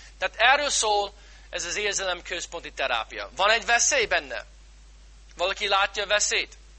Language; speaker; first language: Hungarian; non-native, fluent; English